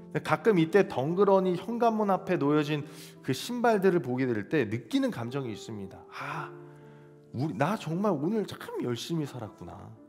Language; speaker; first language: Korean; native; Korean